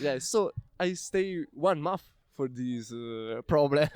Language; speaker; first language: English; non-native, learner; Italian